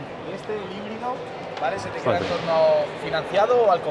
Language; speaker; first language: Spanish; native; Spanish